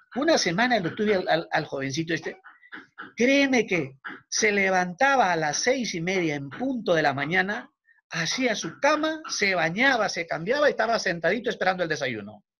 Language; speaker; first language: Spanish; native; Spanish